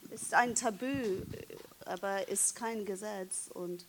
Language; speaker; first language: German; non-native, fluent; English